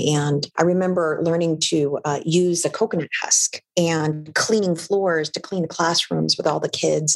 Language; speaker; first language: English; non-native, local second language; Filipino